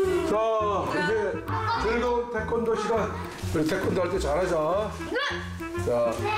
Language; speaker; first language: Korean; native; Korean